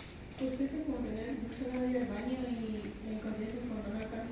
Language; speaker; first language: Spanish; native; Spanish